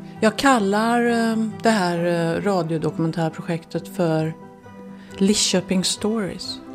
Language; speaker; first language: Swedish; native; Swedish